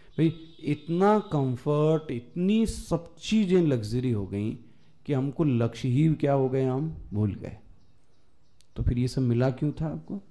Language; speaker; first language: Hindi; native; Hindi